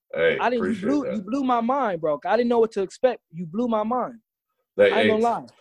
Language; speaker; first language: English; native; English